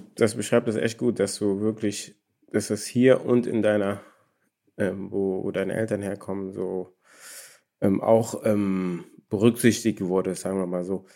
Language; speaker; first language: German; early bilingual, other home language; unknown